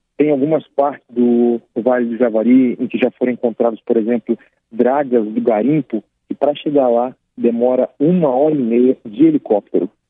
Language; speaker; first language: Portuguese; native; Portuguese